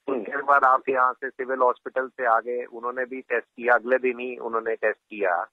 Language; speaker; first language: Hindi; native; Hindi